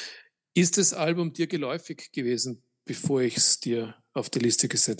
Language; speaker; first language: German; native; German